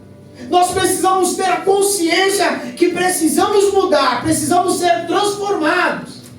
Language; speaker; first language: Portuguese; native; Portuguese